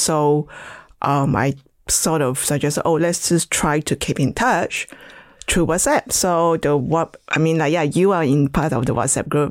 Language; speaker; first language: English; non-native, local second language; Chinese